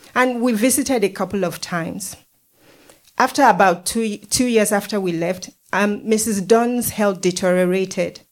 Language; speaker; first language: English; non-native, local second language; Yoruba